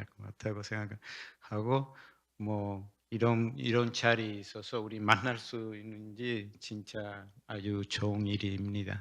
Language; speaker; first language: Korean; non-native, learner; Spanish